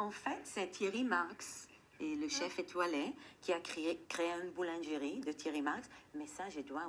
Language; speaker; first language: French; non-native, fluent; Hebrew